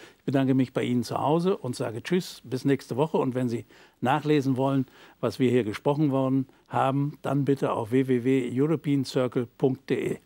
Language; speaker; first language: German; native; German